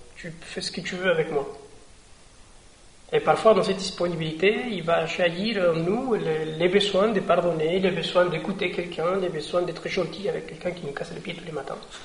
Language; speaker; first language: French; non-native, fluent; Spanish